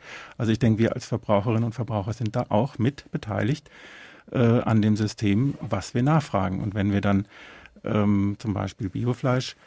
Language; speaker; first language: German; native; German